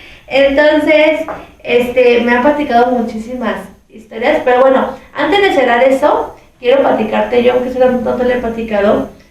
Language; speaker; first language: Spanish; native; Spanish